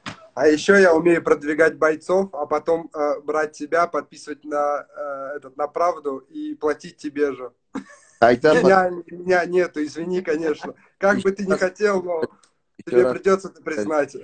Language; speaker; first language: Russian; native; Russian